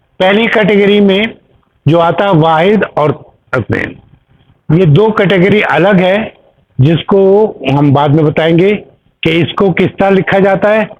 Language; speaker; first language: Urdu; native; Urdu